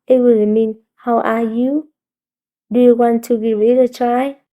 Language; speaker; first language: English; non-native, fluent; Vietnamese